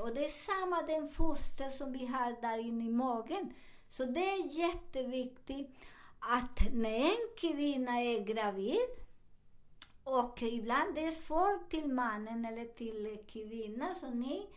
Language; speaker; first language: Swedish; non-native, fluent; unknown